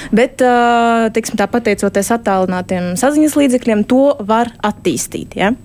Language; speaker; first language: Latvian; early bilingual, heritage; Russian